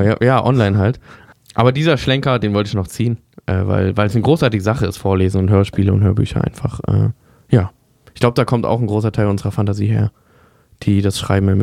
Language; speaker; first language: German; native; German